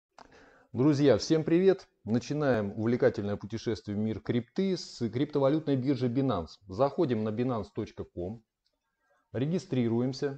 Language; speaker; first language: Russian; native; Russian